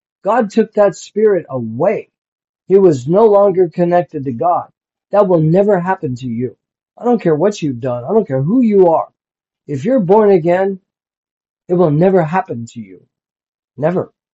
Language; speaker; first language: English; native; English